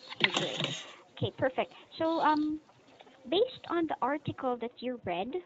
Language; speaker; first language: English; non-native, local second language; Filipino